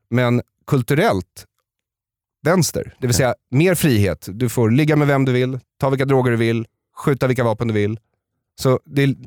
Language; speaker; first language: Swedish; native; Swedish